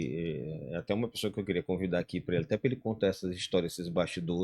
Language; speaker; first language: Portuguese; native; Portuguese